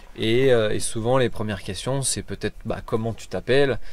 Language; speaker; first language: French; native; French